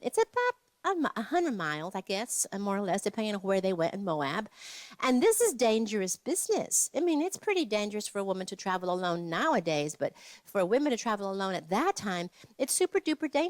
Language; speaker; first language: English; native; English